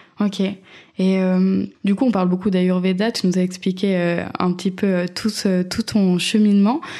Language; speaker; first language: French; native; French